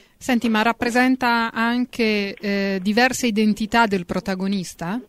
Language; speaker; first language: Italian; native; Italian